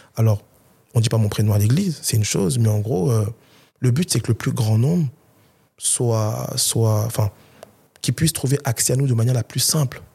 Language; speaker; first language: French; early bilingual, other home language; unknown